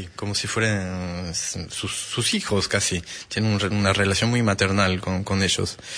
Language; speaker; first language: Spanish; non-native, fluent; French